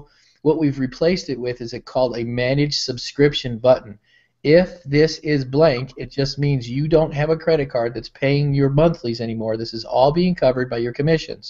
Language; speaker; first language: English; native; English